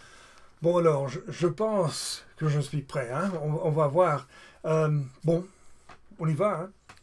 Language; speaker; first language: French; non-native, fluent; English